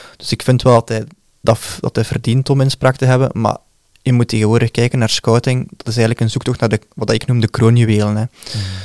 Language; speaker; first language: Dutch; native; Dutch